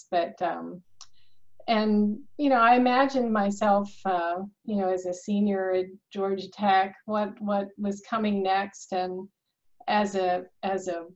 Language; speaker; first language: English; native; English